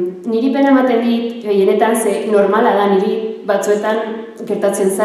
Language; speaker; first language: Basque; early bilingual, other home language; Arabic